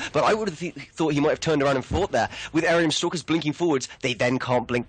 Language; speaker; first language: English; native; English